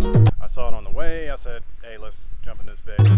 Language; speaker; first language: English; native; English